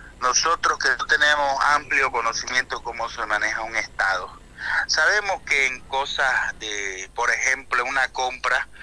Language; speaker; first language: Spanish; native; Spanish